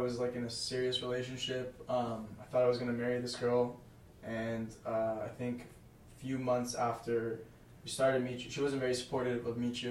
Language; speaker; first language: English; native; English